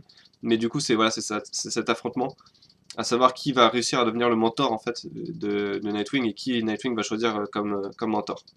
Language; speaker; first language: French; native; French